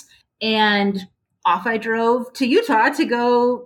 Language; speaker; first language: English; native; English